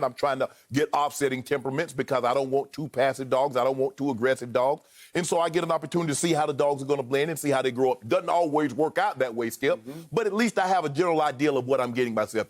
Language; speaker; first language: English; native; English